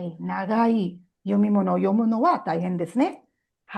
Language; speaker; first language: Japanese; non-native, fluent; Tamil